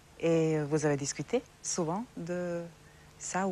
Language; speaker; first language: French; non-native, fluent; Serbian